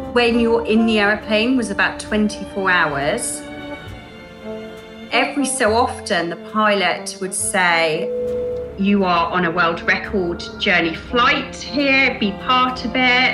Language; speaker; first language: English; native; English